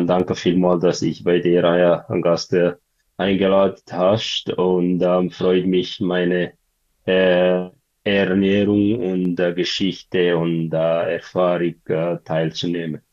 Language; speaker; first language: German; non-native, learner; Tigrinya